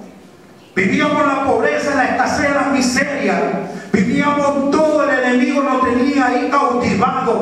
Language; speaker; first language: Spanish; native; Spanish